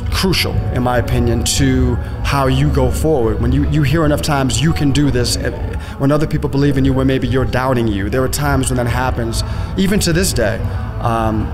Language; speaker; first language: English; native; English